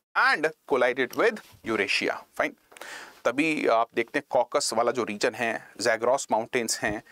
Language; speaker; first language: Hindi; native; Hindi